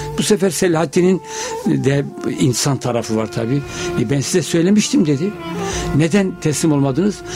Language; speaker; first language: Turkish; native; Turkish